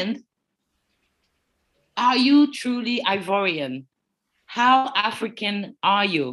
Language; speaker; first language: English; non-native, fluent; French